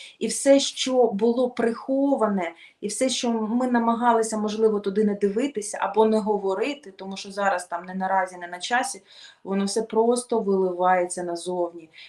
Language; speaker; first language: Ukrainian; non-native, local second language; Russian